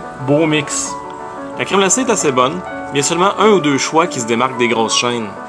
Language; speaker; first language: French; native; French